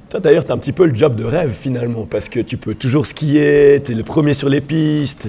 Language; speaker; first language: French; native; French